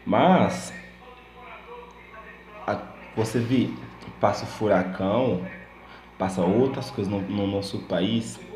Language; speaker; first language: Portuguese; non-native, learner; Haitian Creole